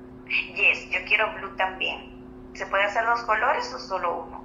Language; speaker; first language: Spanish; native; Spanish